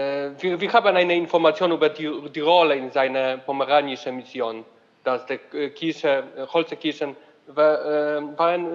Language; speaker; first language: German; non-native, learner; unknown